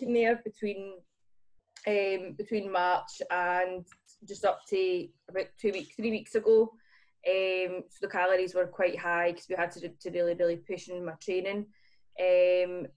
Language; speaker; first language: English; native; English